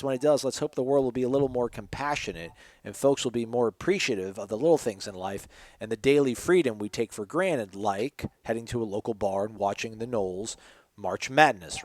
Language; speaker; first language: English; native; English